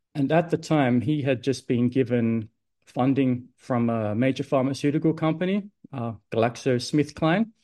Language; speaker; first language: English; native; English